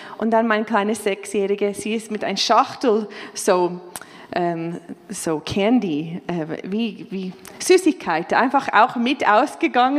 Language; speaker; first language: German; non-native, fluent; English